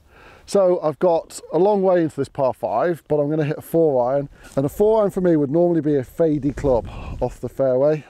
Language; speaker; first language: English; native; English